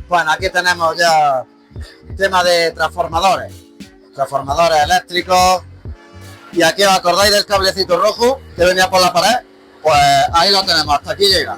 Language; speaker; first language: Spanish; native; Spanish